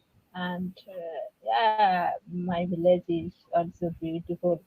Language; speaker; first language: English; non-native, learner; Odia